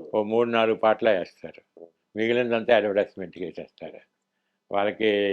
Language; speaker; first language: Telugu; early bilingual, heritage; Telugu